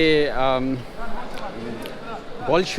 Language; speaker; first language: Russian; non-native, learner; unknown